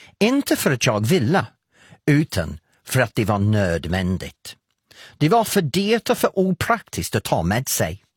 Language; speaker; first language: Swedish; non-native, fluent; English